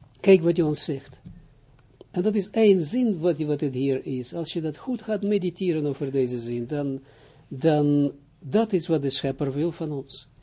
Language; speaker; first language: Dutch; non-native, fluent; Hebrew